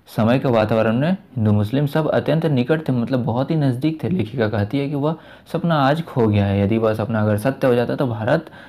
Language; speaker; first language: Hindi; native; Hindi